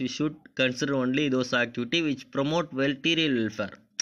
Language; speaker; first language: English; non-native, local second language; Tamil